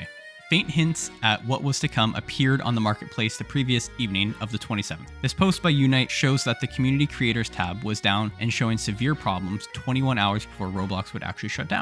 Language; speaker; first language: English; native; English